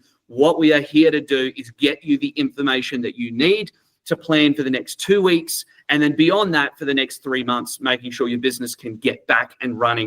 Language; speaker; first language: English; native; English